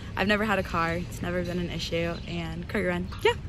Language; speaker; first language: English; native; English